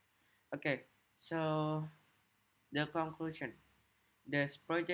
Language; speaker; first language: English; non-native, learner; Indonesian